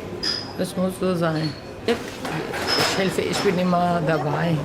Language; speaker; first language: German; non-native, learner; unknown